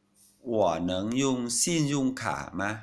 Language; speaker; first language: Chinese; non-native, fluent; Vietnamese